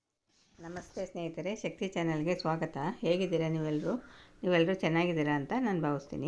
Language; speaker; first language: Kannada; native; Kannada